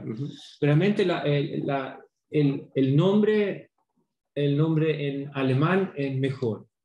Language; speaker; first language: Spanish; non-native, fluent; Swedish